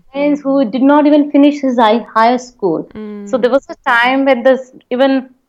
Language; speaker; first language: English; non-native, local second language; Hindi